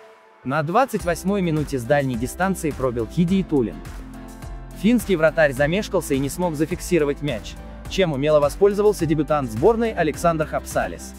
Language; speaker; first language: Russian; native; Russian